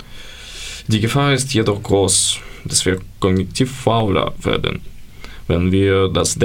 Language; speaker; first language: German; non-native, learner; Ukrainian